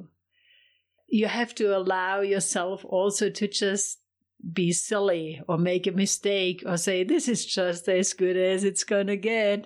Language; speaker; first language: English; non-native, fluent; German